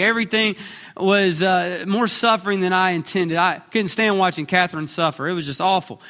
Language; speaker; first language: English; native; English